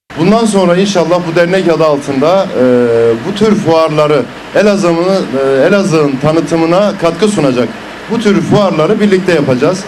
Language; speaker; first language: Turkish; native; Turkish